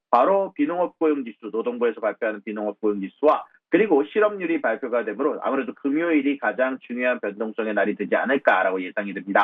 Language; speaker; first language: Korean; native; Korean